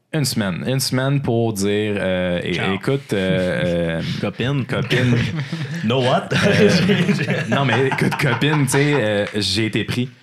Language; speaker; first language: French; native; French